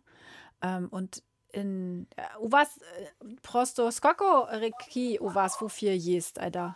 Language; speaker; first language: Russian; non-native, learner; German